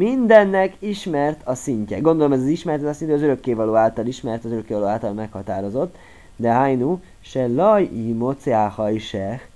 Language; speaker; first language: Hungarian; native; Hungarian